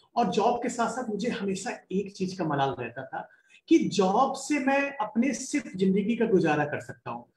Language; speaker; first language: Hindi; native; Hindi